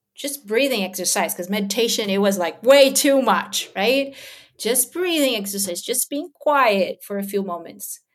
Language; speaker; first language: English; early bilingual, other home language; Portuguese